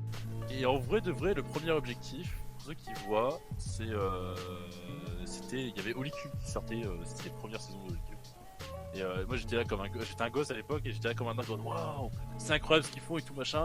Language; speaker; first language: French; native; French